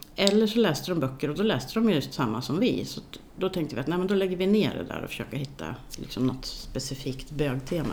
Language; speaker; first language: Swedish; native; Swedish